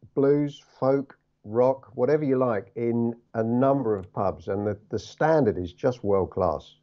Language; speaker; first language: English; native; English